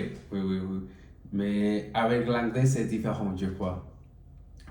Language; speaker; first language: French; non-native, learner; Spanish